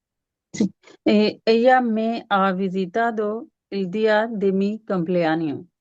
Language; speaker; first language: Spanish; non-native, learner; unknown